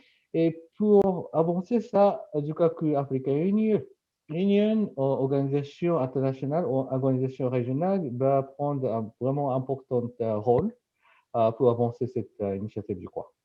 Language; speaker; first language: French; non-native, fluent; Japanese